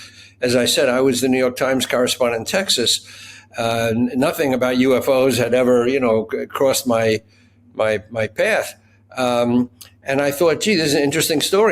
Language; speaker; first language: English; native; English